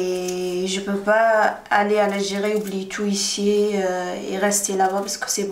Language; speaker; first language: French; non-native, learner; Arabic